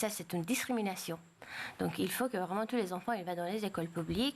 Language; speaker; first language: French; non-native, fluent; Persian